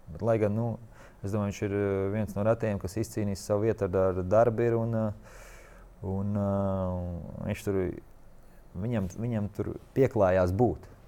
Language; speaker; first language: Latvian; native; Latvian